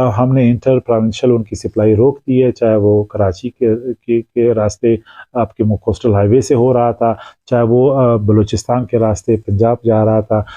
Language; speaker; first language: Urdu; non-native, local second language; Pashto